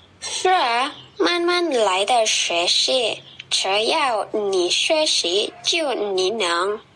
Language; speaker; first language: Chinese; non-native, learner; Indonesian